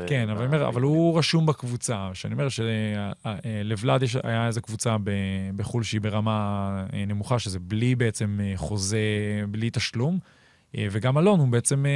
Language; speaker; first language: Hebrew; native; Hebrew